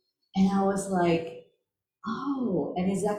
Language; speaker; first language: English; non-native, local second language; Chinese